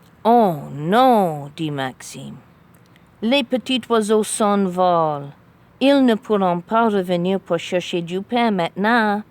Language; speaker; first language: French; non-native, fluent; English